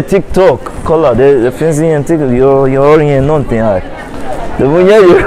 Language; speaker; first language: Swedish; non-native, learner; English